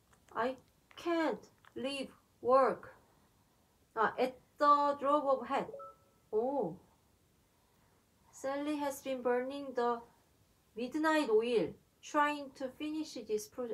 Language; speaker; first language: English; non-native, learner; Korean